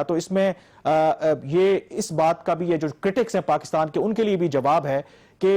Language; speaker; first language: Urdu; native; Urdu